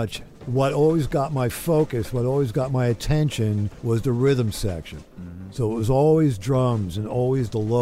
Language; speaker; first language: English; native; English